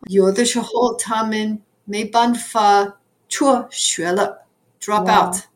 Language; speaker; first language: Chinese; non-native, fluent; English